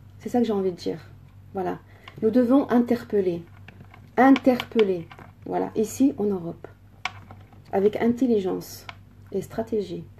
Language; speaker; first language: French; early bilingual, other home language; Riffian